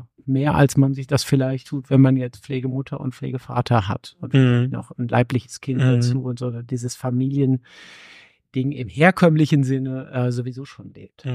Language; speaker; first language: German; native; German